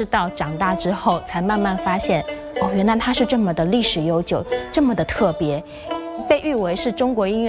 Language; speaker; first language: Chinese; native; Chinese